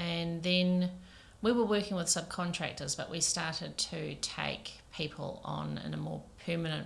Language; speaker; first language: English; native; English